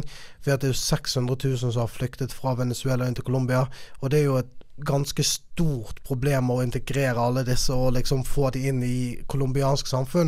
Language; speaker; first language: Norwegian; native; Norwegian